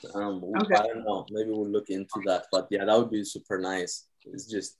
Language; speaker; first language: English; non-native, fluent; Tigrinya